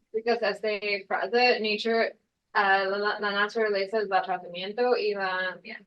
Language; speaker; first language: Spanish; non-native, learner; English